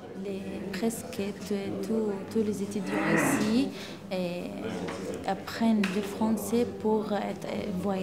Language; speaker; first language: French; non-native, fluent; Arabic